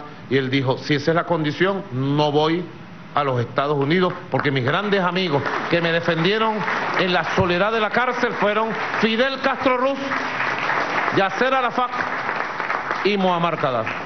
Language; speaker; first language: Spanish; native; Spanish